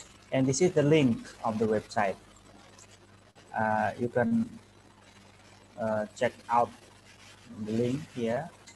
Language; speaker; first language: English; non-native, fluent; Indonesian